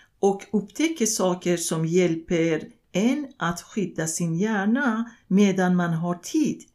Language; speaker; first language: Swedish; non-native, fluent; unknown